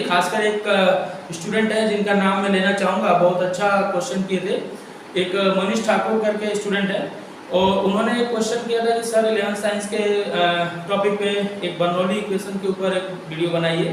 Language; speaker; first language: Hindi; native; Hindi